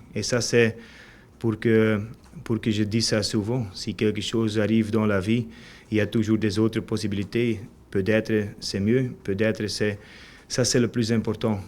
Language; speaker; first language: French; non-native, learner; Dutch